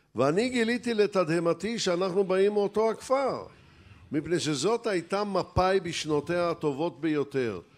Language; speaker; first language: Hebrew; native; Hebrew